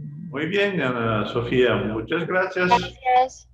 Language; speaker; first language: Portuguese; non-native, learner; Spanish